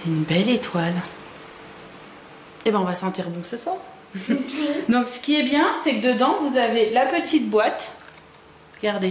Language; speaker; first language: French; native; French